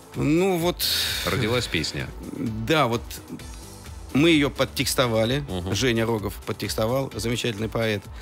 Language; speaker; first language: Russian; native; Russian